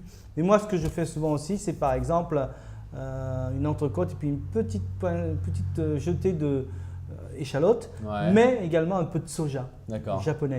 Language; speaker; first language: French; native; French